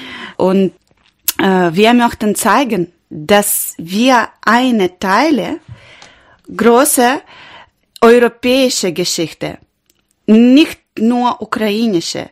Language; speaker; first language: German; non-native, learner; Ukrainian